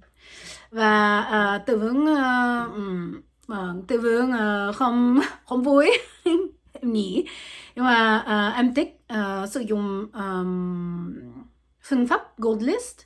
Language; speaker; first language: Vietnamese; non-native, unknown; French